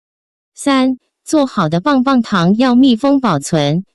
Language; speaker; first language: Chinese; native; Chinese